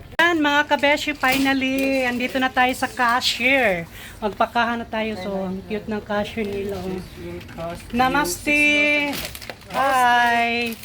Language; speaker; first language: Filipino; non-native, local second language; Cebuano